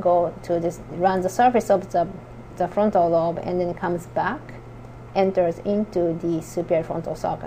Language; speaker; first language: English; non-native, fluent; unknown